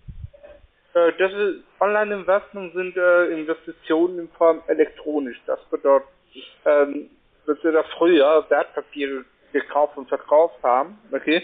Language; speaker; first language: German; non-native, learner; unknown